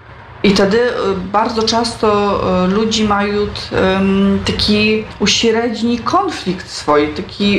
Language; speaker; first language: Polish; non-native, local second language; Ukrainian